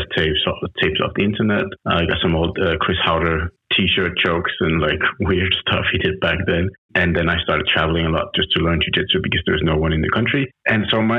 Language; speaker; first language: English; non-native, fluent; Danish